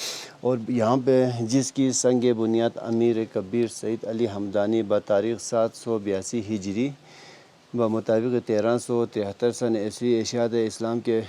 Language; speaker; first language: Hindi; non-native, local second language; Balti